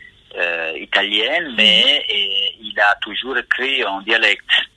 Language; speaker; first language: French; non-native, fluent; Italian